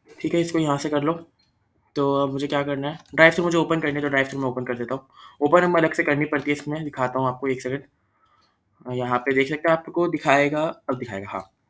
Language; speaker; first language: Hindi; native; Hindi